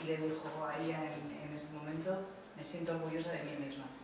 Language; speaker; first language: Spanish; native; Spanish